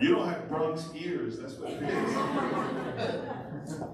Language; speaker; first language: English; early bilingual, other home language; Spanish